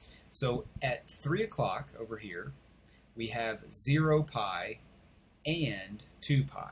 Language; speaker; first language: English; native; English